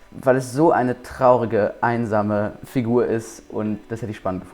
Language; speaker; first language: German; native; German